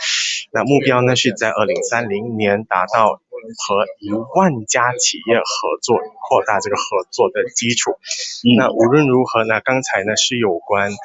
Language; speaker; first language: Chinese; native; Chinese